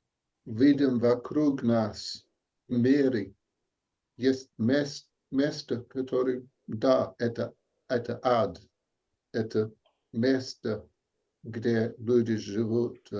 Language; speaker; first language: Russian; non-native, learner; English